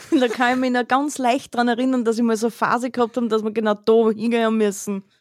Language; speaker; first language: German; native; German